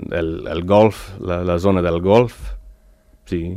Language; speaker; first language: Catalan; non-native, learner; English